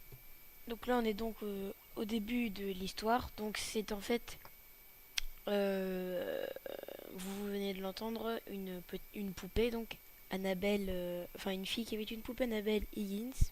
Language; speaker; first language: French; native; French